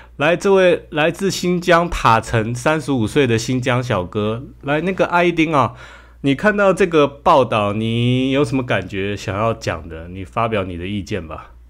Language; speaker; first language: Chinese; native; Chinese